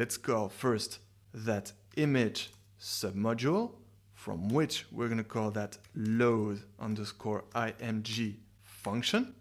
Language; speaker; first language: English; non-native, fluent; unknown